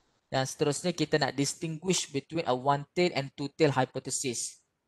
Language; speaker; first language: English; non-native, local second language; Malay